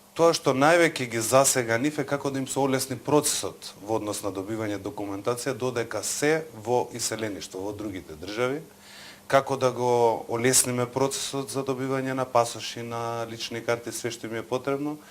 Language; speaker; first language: Macedonian; native; Macedonian